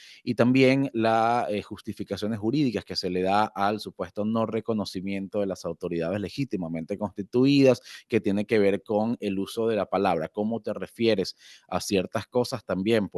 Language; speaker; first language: Spanish; native; Spanish